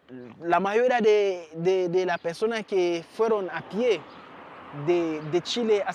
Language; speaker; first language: Spanish; non-native, learner; Haitian Creole